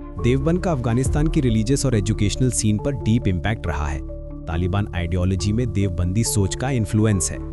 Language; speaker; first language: Hindi; native; Hindi